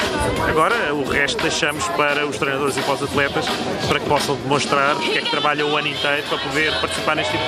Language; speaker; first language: Portuguese; native; Portuguese